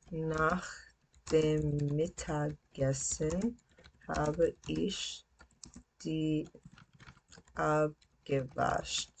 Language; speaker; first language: German; non-native, learner; English